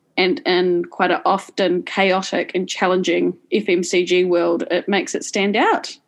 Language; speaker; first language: English; native; English